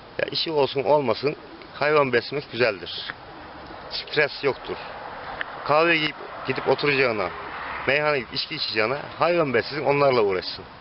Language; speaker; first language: Turkish; native; Turkish